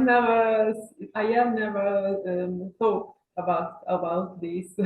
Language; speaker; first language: English; non-native, learner; Italian